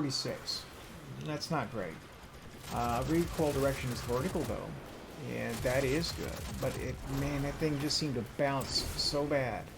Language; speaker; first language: English; native; English